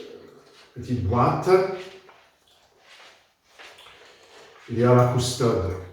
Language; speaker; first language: French; non-native, fluent; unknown